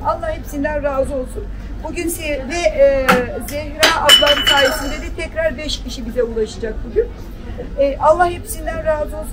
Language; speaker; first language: Turkish; native; Turkish